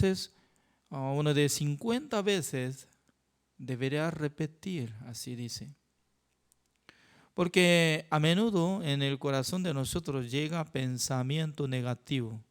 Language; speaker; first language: Spanish; non-native, learner; Korean